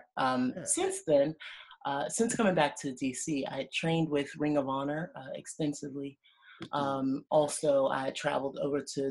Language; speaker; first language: English; native; English